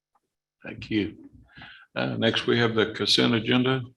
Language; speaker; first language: English; native; English